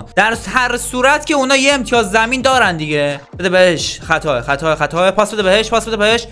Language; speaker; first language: Persian; native; Persian